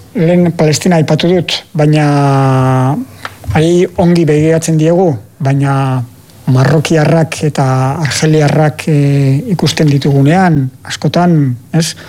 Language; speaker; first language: Basque; native; Basque